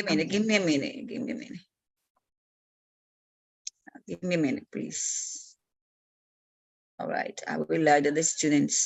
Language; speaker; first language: English; non-native, fluent; Spanish